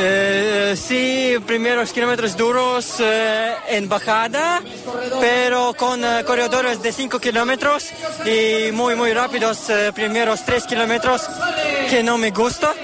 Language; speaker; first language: Spanish; non-native, learner; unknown